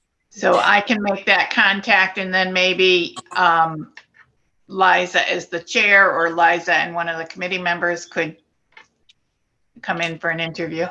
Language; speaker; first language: English; native; English